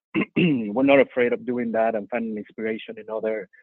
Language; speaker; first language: English; non-native, fluent; Spanish